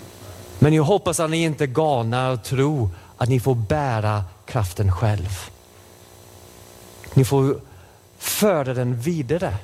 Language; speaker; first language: Swedish; non-native, fluent; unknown